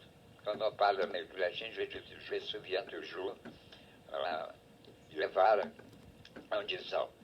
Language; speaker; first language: French; non-native, fluent; Portuguese